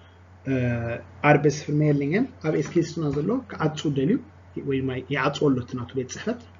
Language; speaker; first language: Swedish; non-native, fluent; Tigrinya